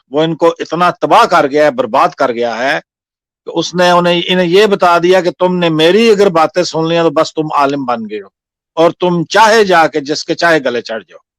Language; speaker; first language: Urdu; non-native, local second language; Punjabi